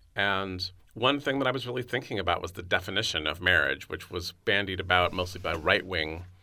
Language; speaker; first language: English; native; English